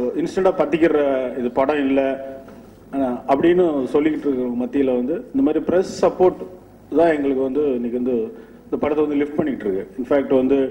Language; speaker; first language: Tamil; native; Tamil